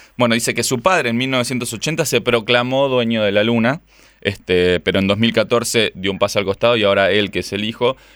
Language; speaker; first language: Spanish; native; Spanish